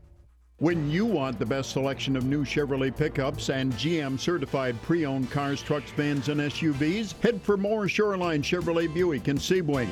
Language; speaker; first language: English; native; English